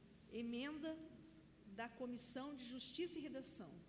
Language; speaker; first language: Portuguese; native; Portuguese